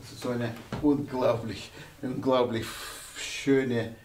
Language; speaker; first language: German; non-native, fluent; Russian